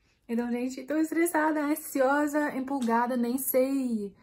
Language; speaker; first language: Portuguese; non-native, fluent; English